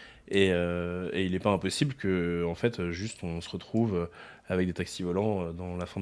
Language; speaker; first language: French; native; French